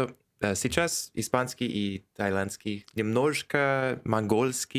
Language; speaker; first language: Russian; non-native, learner; English